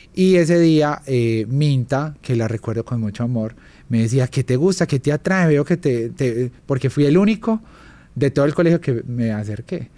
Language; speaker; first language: Spanish; native; Spanish